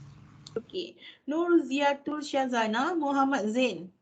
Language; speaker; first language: Malay; native; Malay